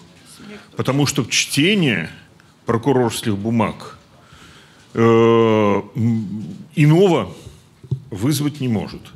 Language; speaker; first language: Russian; native; Russian